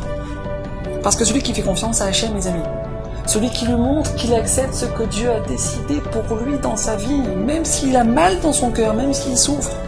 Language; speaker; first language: French; native; French